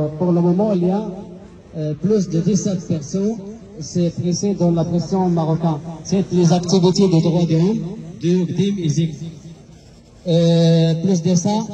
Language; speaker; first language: French; non-native, learner; Arabic